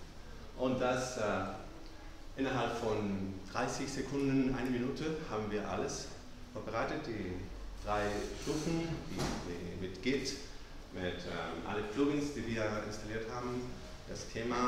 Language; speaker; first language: German; non-native, fluent; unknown